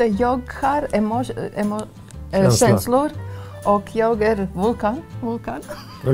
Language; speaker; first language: Swedish; non-native, learner; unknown